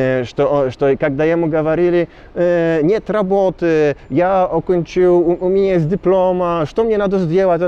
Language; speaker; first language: Russian; non-native, learner; Polish